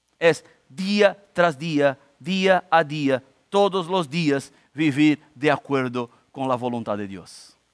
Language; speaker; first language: Spanish; non-native, fluent; Portuguese